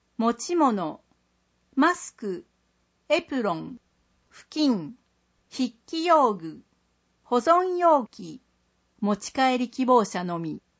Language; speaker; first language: Japanese; native; Japanese